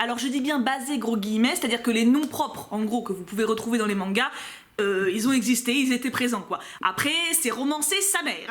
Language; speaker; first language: French; native; French